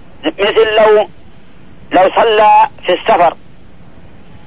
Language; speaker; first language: Arabic; native; Arabic